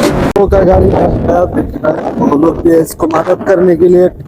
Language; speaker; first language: Hindi; non-native, learner; Bangla